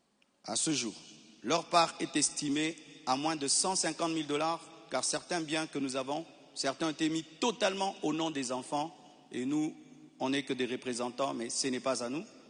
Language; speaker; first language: French; non-native, local second language; Lingala